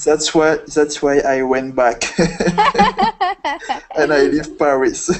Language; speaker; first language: English; non-native, fluent; French